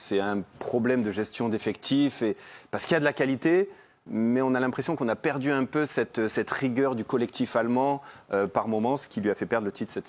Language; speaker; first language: French; native; French